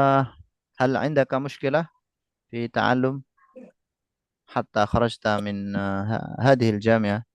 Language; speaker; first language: Arabic; non-native, fluent; Indonesian